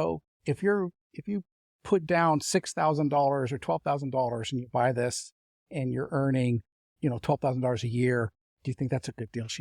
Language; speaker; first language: English; native; English